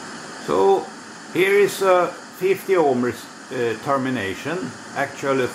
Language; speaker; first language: English; non-native, fluent; Swedish